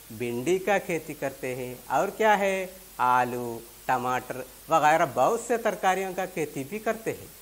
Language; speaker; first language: Urdu; non-native, local second language; Malayalam